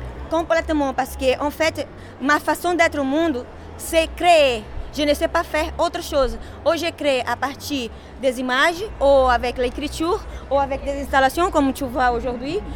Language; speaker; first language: French; non-native, fluent; Portuguese